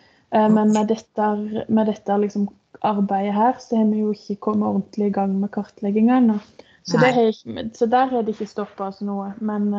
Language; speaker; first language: Norwegian; native; Norwegian